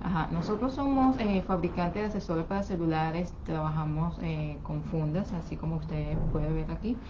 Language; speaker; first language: Spanish; non-native, fluent; Chinese